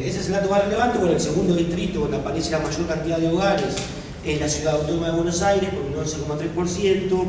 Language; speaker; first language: Spanish; native; Spanish